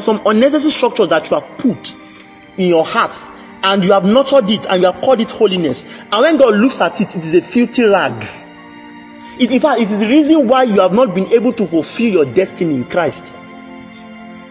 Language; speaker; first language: English; non-native, local second language; Yoruba